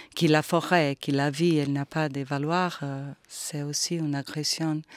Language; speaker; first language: French; non-native, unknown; Portuguese